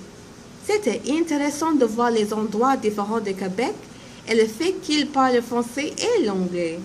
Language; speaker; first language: French; non-native, learner; English